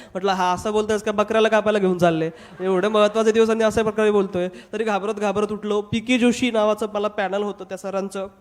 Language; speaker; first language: Marathi; non-native, local second language; Hindi